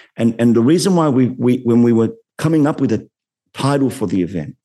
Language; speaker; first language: English; native; English